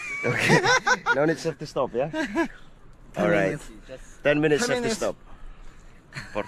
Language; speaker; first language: English; non-native, learner; Indonesian